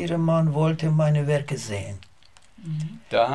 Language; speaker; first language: German; non-native, learner; Azerbaijani